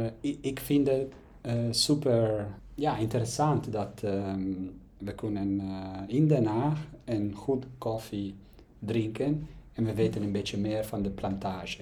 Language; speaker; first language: Dutch; non-native, learner; Italian